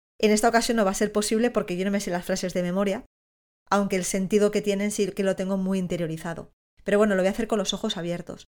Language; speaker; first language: Spanish; native; Spanish